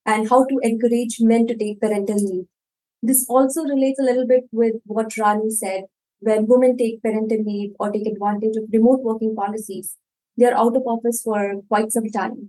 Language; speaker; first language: English; non-native, local second language; Hindi